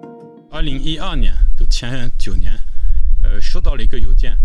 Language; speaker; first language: Chinese; non-native, fluent; French